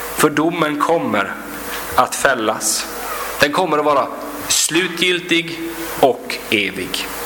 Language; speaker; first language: Swedish; native; Swedish